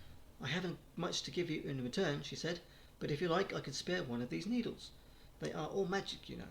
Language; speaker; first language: English; native; English